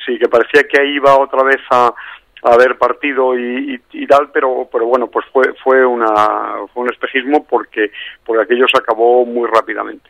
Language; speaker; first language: Spanish; native; Spanish